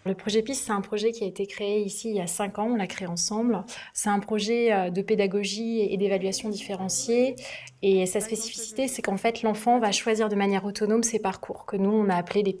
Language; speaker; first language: French; native; French